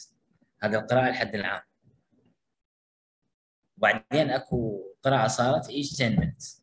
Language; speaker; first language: Arabic; native; Arabic